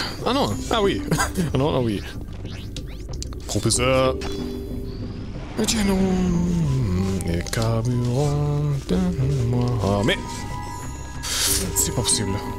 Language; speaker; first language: French; non-native, learner; German